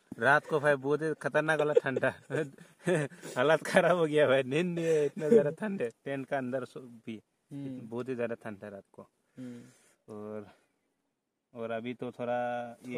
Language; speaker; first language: Hindi; non-native, local second language; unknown